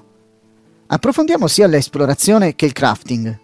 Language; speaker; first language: Italian; native; Italian